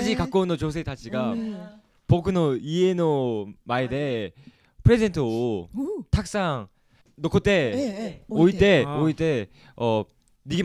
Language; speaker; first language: Japanese; non-native, learner; Korean